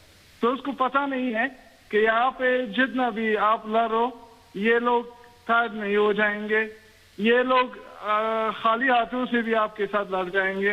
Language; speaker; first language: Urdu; non-native, fluent; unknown